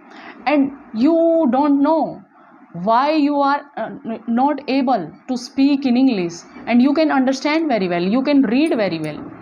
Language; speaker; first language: English; non-native, local second language; Hindi